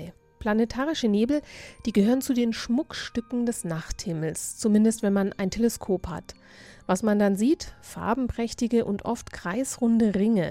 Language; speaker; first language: German; native; German